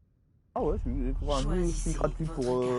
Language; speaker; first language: French; native; French